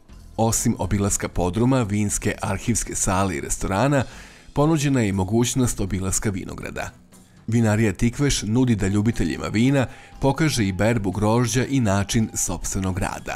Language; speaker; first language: Serbian; native; Serbian